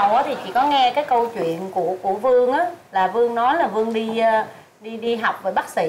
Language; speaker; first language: Vietnamese; native; Vietnamese